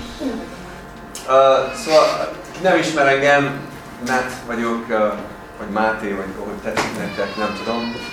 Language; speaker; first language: Hungarian; non-native, fluent; English